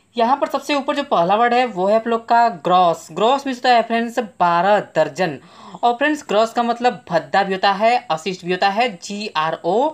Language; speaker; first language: Hindi; native; Hindi